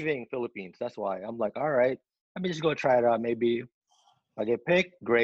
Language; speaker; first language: English; non-native, local second language; Filipino